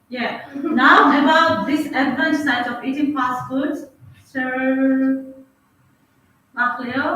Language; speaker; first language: English; non-native, fluent; Uzbek